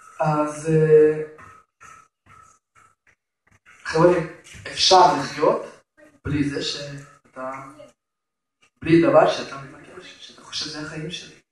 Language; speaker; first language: Hebrew; non-native, fluent; Russian